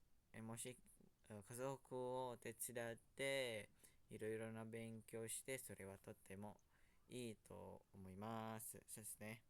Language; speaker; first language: Japanese; non-native, learner; Indonesian